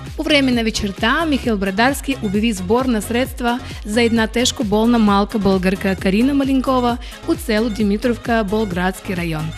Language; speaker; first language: Bulgarian; early bilingual, heritage; Bulgarian